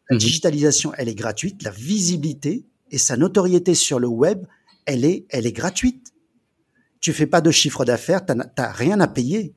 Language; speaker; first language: French; early bilingual, other home language; Chinese